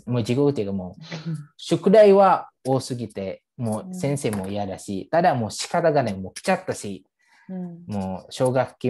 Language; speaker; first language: Japanese; non-native, fluent; Indonesian